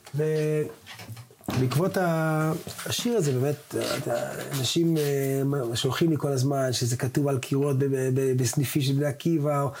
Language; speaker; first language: Hebrew; native; Hebrew